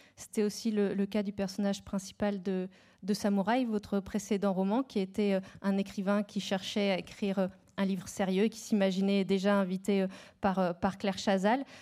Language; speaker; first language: French; native; French